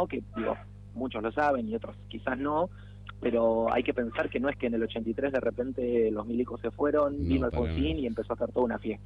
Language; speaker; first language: Spanish; native; Spanish